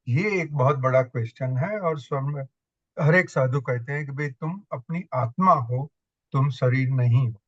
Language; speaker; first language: Hindi; non-native, local second language; Gujarati